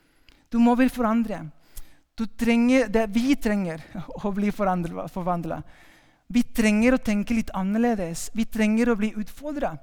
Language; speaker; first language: Norwegian; non-native, fluent; Spanish